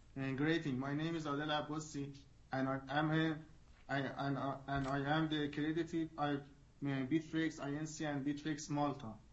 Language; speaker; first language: English; non-native, learner; Persian